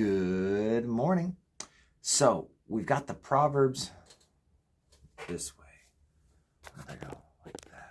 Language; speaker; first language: English; native; English